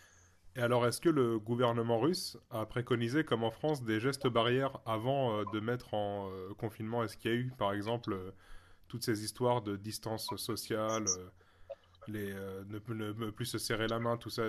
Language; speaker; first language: French; native; French